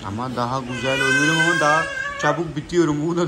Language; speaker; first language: Turkish; non-native, learner; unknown